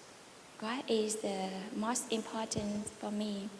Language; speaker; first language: English; non-native, learner; Vietnamese